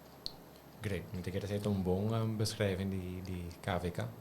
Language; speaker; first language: Dutch; non-native, local second language; Papiamento